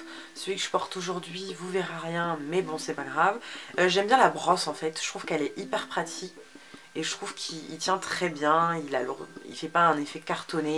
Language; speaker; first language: French; native; French